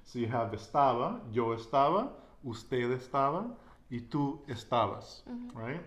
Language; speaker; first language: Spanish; non-native, learner; English